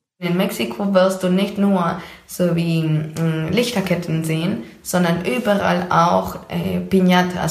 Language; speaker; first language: German; non-native, fluent; Spanish